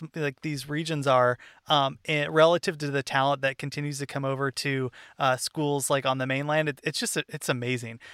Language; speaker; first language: English; native; English